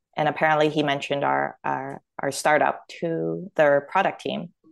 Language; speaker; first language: English; native; English